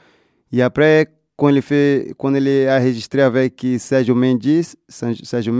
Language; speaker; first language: French; non-native, learner; Portuguese